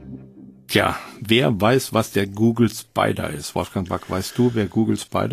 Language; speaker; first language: German; native; German